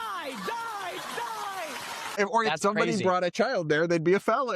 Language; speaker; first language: English; native; English